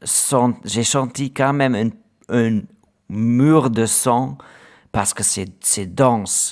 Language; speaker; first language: French; non-native, learner; German